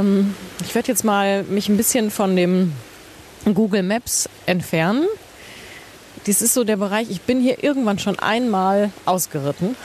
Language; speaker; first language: German; native; German